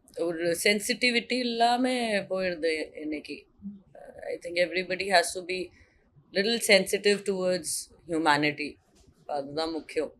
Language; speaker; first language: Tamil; non-native, fluent; Hindi